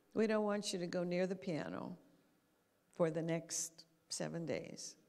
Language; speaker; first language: English; native; English